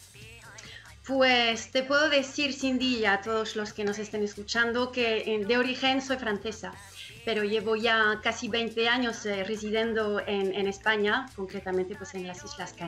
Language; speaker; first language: Spanish; non-native, fluent; French